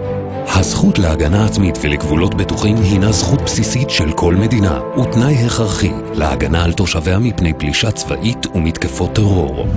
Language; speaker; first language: Hebrew; native; Hebrew